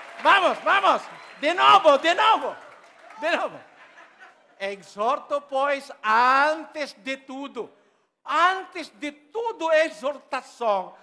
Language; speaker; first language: Portuguese; non-native, learner; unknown